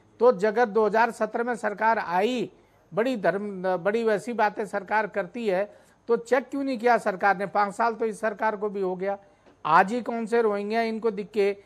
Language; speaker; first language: Hindi; native; Hindi